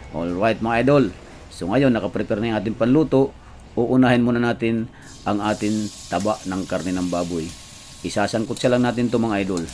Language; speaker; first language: Filipino; non-native, local second language; Cebuano